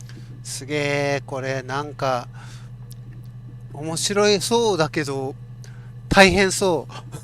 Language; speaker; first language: Japanese; native; Japanese